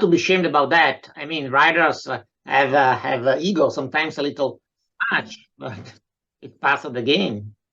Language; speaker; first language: English; non-native, fluent; Italian